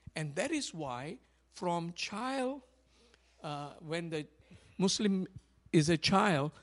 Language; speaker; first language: English; non-native, local second language; Tamil